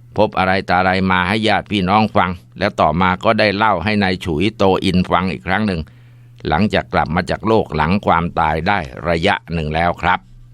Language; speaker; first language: Thai; native; Thai